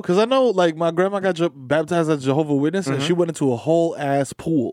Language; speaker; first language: English; early bilingual, other home language; Spanish